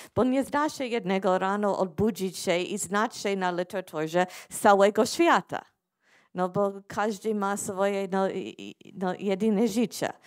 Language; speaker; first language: Polish; non-native, fluent; English